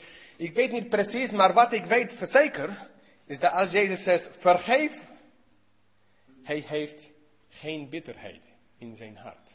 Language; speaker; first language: Dutch; non-native, learner; English